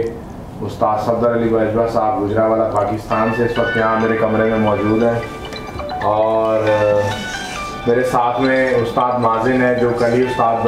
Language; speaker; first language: Hindi; native; Hindi